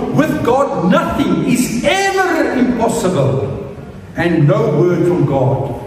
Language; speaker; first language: English; non-native, local second language; Afrikaans